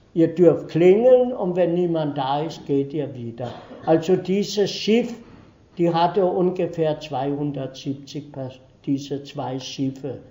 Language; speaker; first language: German; early bilingual, heritage; German